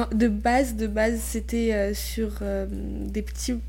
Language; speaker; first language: French; non-native, local second language; Arabic